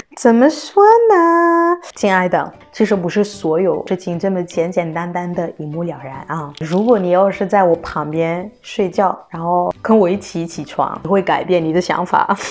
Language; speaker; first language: Chinese; non-native, fluent; French